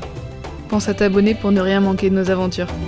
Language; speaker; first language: French; native; French